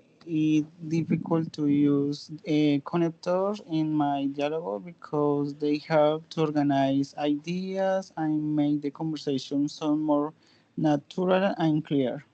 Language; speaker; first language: English; non-native, learner; Spanish